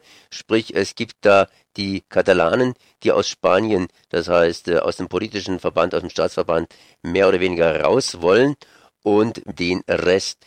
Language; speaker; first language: German; native; German